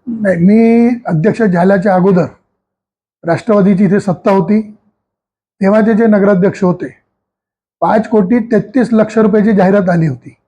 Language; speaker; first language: Marathi; non-native, local second language; Hindi